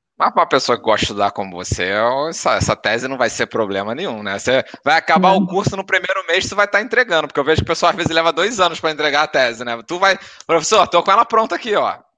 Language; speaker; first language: Portuguese; native; Portuguese